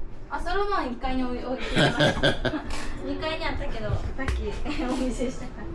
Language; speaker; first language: Japanese; native; Japanese